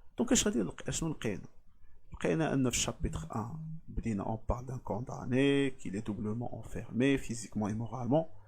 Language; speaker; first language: French; non-native, local second language; Arabic